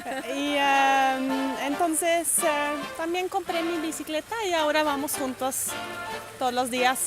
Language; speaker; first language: Spanish; non-native, fluent; Norwegian